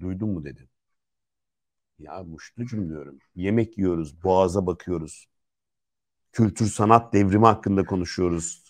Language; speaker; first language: Turkish; native; Turkish